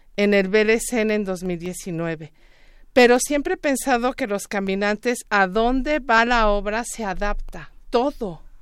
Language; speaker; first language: Spanish; native; Spanish